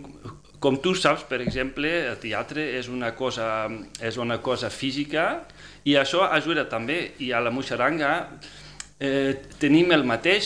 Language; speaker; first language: Catalan; non-native, fluent; Dutch